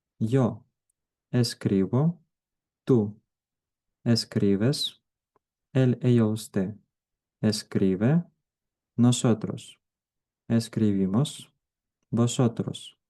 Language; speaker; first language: Spanish; non-native, fluent; Ukrainian